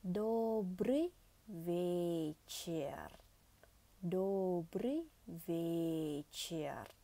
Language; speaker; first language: Russian; non-native, fluent; Vietnamese